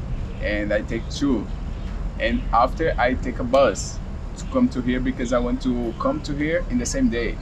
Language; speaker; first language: English; non-native, learner; Portuguese